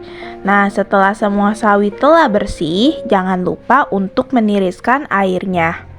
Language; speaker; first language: Indonesian; native; Indonesian